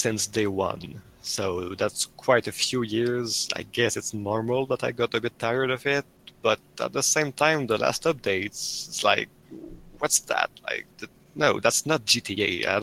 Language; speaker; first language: English; non-native, fluent; French